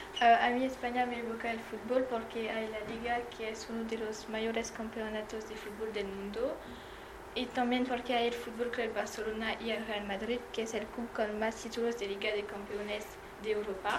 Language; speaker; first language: Spanish; non-native, learner; French